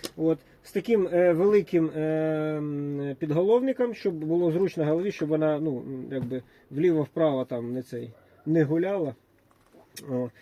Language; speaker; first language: Ukrainian; non-native, local second language; Russian